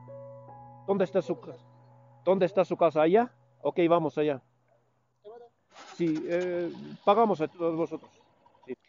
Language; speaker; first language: Spanish; non-native, learner; Estonian